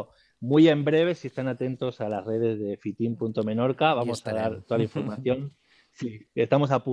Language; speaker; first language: Spanish; native; Spanish